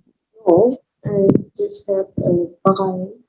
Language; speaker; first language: English; non-native, learner; Vietnamese